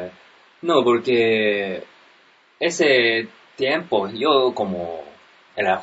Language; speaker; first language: Spanish; non-native, learner; Japanese